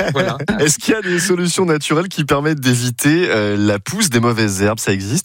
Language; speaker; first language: French; native; French